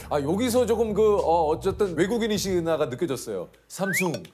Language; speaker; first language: Korean; native; Korean